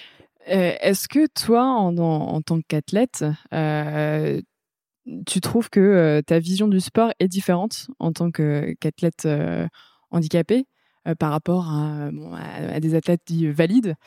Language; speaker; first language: French; native; French